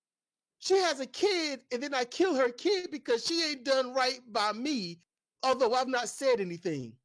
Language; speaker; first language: English; native; English